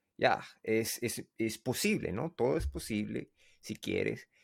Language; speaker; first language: Spanish; non-native, learner; English